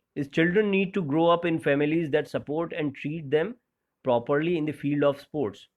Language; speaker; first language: English; non-native, local second language; Hindi